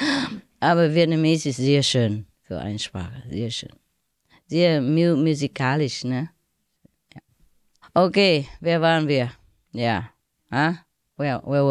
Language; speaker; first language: German; non-native, learner; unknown